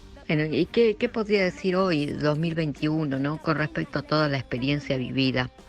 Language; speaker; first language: Spanish; native; Spanish